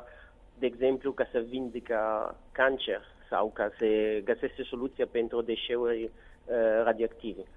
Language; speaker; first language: Romanian; non-native, learner; Italian